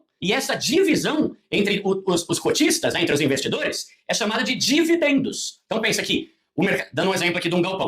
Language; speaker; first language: Portuguese; native; Portuguese